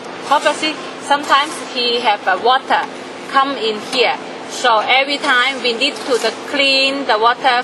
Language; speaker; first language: English; non-native, learner; Chinese